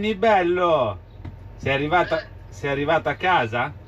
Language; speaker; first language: Italian; native; Italian